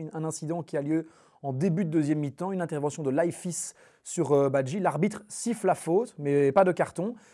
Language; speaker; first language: French; native; French